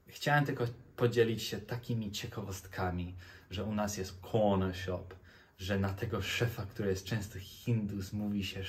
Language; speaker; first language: Polish; early bilingual, heritage; Polish